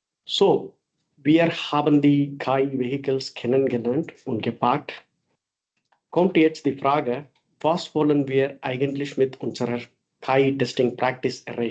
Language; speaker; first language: German; non-native, fluent; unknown